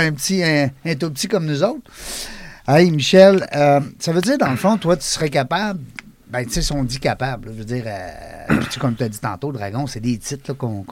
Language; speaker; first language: French; native; French